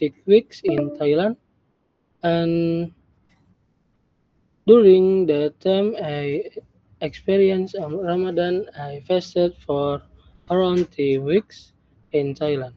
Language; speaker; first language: English; non-native, learner; Indonesian